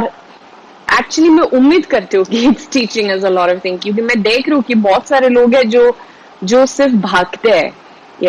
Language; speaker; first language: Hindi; non-native, learner; Swedish